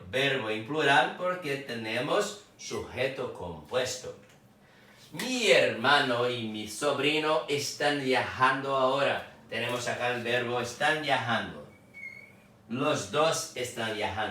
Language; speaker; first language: Spanish; non-native, fluent; Portuguese